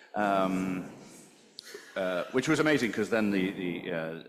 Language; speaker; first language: English; native; English